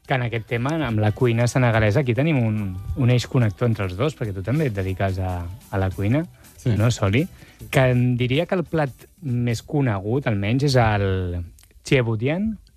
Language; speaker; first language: Catalan; native; Catalan